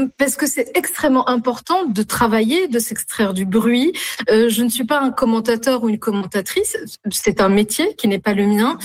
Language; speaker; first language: French; non-native, local second language; Arabic